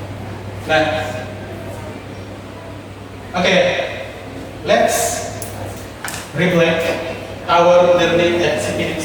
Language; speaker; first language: English; non-native, fluent; Indonesian